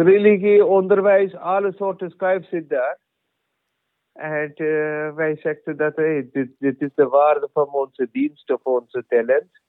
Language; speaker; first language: Dutch; non-native, learner; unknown